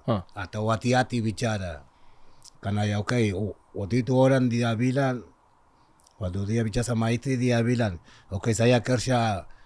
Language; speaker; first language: Indonesian; non-native, learner; Spanish